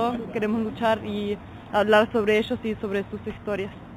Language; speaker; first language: Spanish; non-native, fluent; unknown